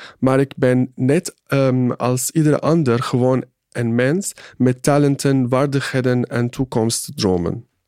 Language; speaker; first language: Dutch; non-native, fluent; Arabic